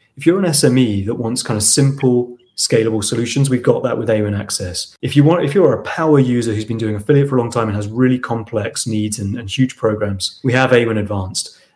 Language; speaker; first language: English; native; English